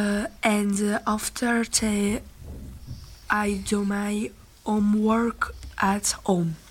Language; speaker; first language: English; non-native, learner; Italian